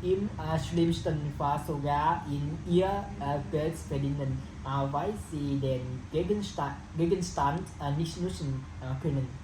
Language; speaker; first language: German; non-native, learner; Vietnamese